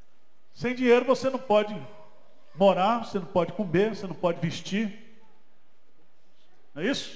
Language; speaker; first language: Portuguese; native; Portuguese